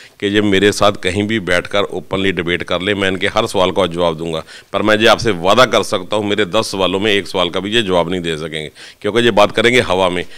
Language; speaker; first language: Hindi; non-native, local second language; Punjabi